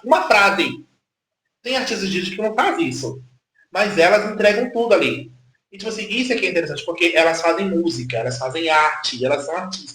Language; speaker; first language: Portuguese; native; Portuguese